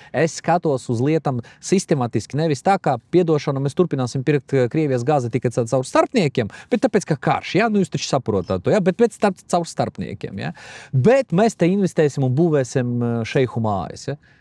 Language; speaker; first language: Latvian; non-native, local second language; Russian